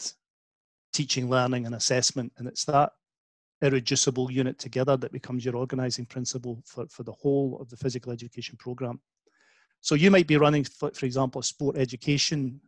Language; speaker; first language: English; native; English